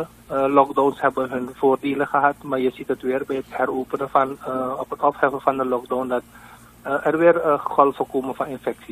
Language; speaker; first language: Dutch; native; Dutch